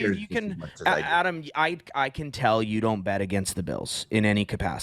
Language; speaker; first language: English; native; English